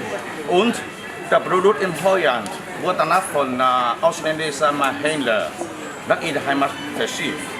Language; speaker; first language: German; non-native, learner; Vietnamese